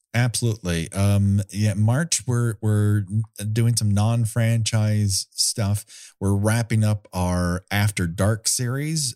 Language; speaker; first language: English; native; English